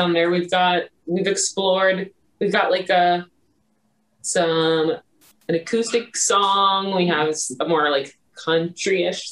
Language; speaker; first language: English; native; English